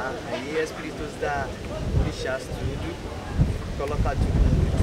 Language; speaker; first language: Portuguese; non-native, learner; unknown